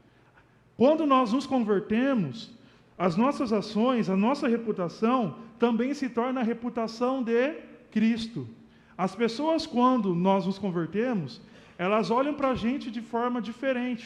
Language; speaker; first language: Portuguese; native; Portuguese